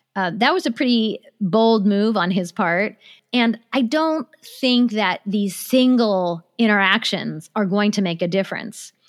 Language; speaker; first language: English; native; English